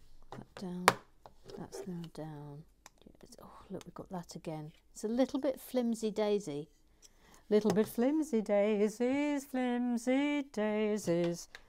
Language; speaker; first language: English; native; English